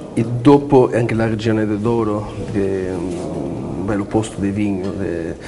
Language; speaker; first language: Italian; non-native, learner; Portuguese